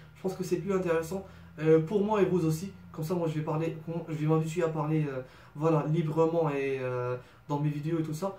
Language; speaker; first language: French; non-native, local second language; Arabic